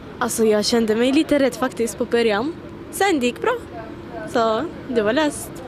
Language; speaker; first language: Swedish; early bilingual, other home language; Arabic